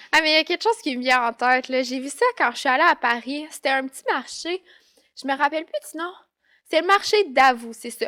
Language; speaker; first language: French; native; French